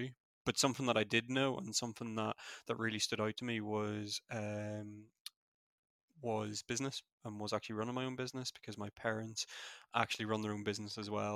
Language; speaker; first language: English; native; English